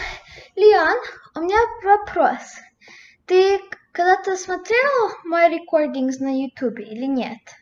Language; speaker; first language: Russian; early bilingual, heritage; Russian